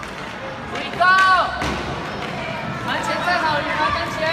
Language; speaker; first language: Chinese; native; Chinese